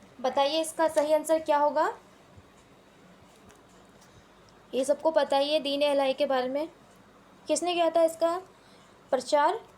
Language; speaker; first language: Hindi; native; Hindi